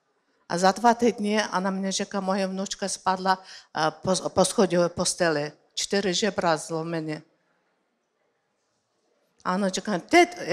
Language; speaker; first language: Czech; non-native, learner; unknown